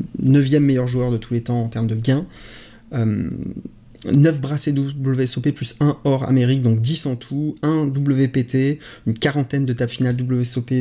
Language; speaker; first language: French; native; French